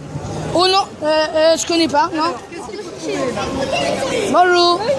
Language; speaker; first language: French; native; French